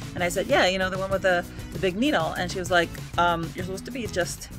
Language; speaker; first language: English; native; English